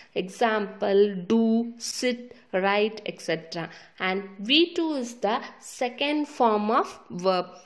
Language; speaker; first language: English; non-native, local second language; Tamil